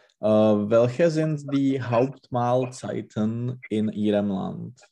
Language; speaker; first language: German; non-native, learner; Czech